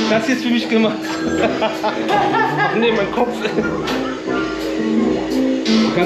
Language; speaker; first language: German; native; German